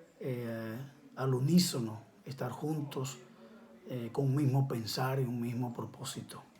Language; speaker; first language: Spanish; native; Spanish